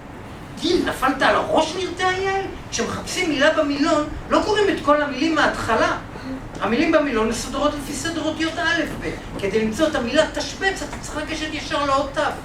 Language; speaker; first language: Hebrew; native; Hebrew